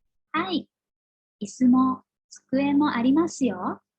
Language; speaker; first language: Japanese; non-native, learner; Indonesian